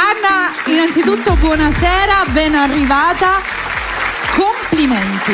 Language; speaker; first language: Italian; native; Italian